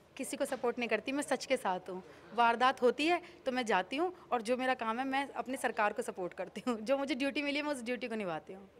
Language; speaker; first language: Hindi; native; Hindi